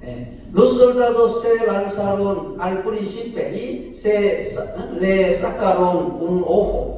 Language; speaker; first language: Spanish; non-native, fluent; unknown